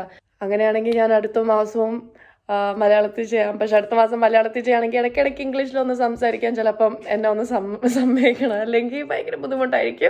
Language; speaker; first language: Malayalam; early bilingual, heritage; Malayalam